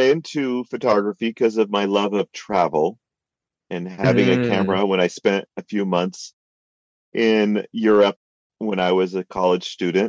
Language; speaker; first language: English; native; English